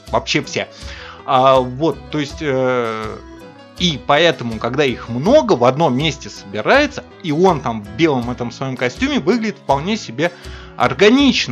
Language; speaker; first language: Russian; native; Russian